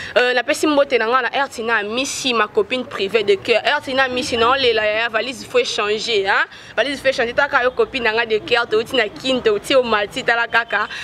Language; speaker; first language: Lingala; native; Lingala